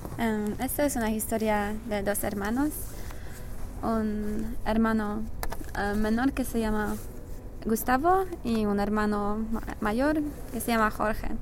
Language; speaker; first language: Spanish; non-native, learner; English